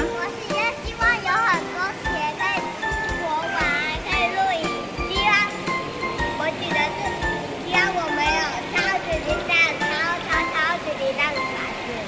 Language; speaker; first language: Chinese; early bilingual, other home language; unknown